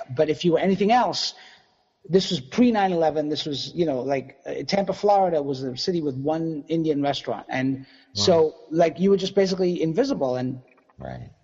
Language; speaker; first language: English; native; English